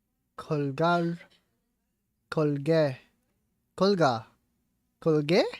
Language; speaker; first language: Spanish; non-native, learner; English